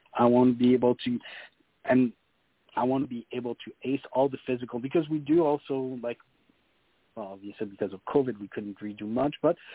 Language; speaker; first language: English; non-native, fluent; French